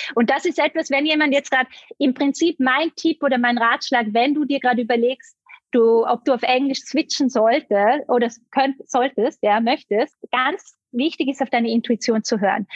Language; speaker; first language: German; native; German